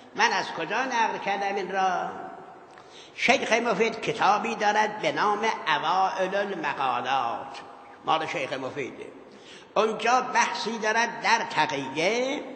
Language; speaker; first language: Persian; non-native, local second language; Azerbaijani